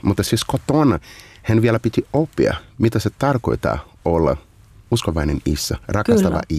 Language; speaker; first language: Finnish; non-native, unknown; Portuguese